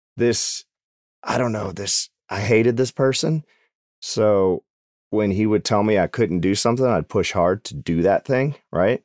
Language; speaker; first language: English; native; English